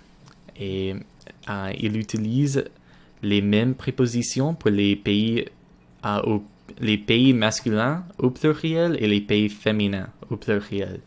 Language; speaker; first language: French; non-native, learner; English